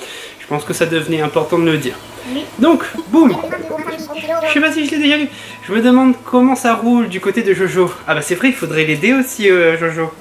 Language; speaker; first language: French; native; French